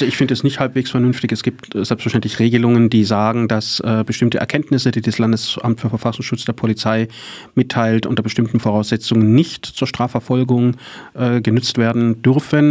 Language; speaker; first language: German; native; German